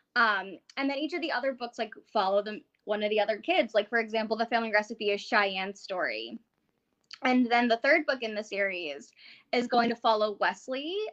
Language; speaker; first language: English; native; English